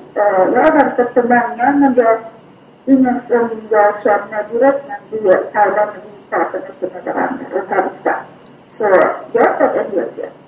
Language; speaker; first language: Swedish; non-native, fluent; Thai